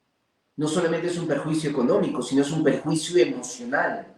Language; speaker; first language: Spanish; native; Spanish